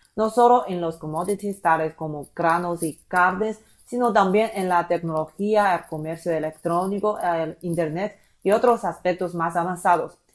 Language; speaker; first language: Spanish; non-native, fluent; Chinese